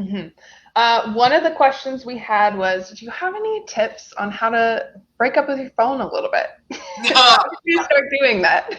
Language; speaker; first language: English; native; English